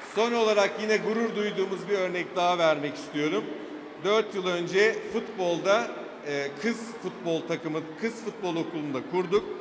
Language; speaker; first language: Turkish; native; Turkish